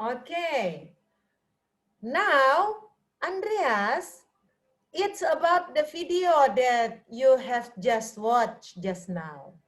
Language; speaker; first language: English; non-native, learner; Indonesian